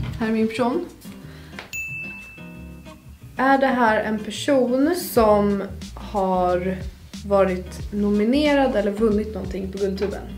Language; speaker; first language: Swedish; native; Swedish